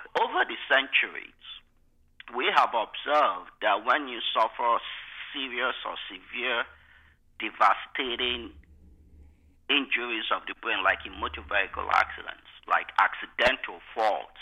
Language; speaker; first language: English; non-native, local second language; Igbo